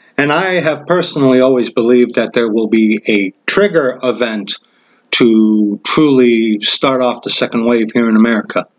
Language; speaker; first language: English; native; English